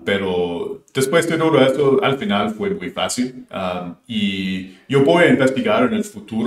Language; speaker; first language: Spanish; non-native, fluent; English